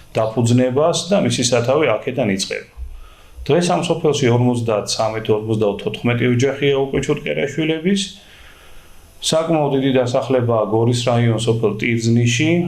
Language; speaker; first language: Georgian; native; Georgian